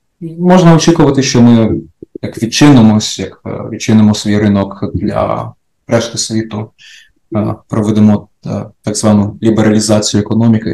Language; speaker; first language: Ukrainian; native; Ukrainian